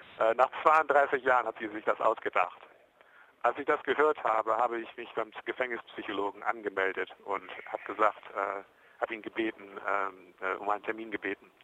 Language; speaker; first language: German; early bilingual, heritage; German